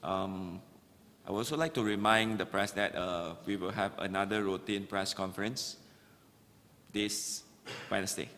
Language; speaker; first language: English; non-native, local second language; Malay